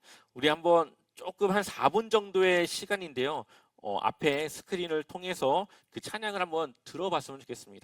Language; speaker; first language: Korean; native; Korean